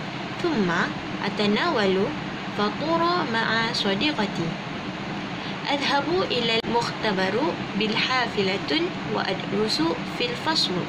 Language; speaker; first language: Arabic; non-native, learner; Malay